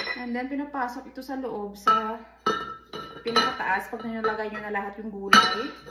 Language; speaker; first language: Filipino; native; Filipino